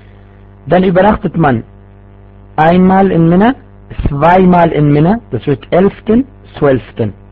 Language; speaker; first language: German; non-native, fluent; Arabic